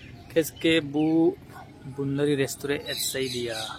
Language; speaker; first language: Turkish; non-native, fluent; Hindi